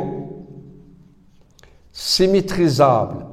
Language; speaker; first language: French; non-native, local second language; Arabic